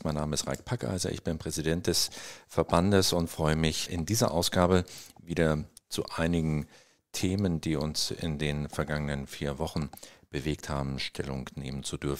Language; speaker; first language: German; native; German